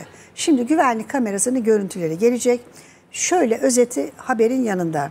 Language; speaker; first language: Turkish; native; Turkish